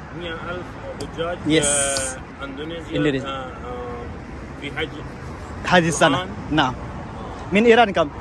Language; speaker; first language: Arabic; non-native, learner; Indonesian